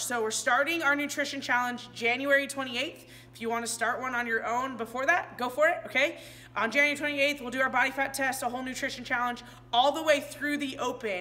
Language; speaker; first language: English; native; English